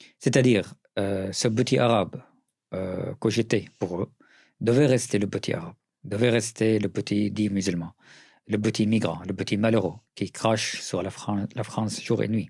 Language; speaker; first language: French; non-native, fluent; Arabic